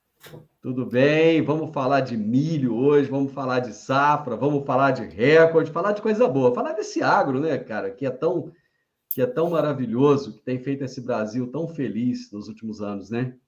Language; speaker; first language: Portuguese; native; Portuguese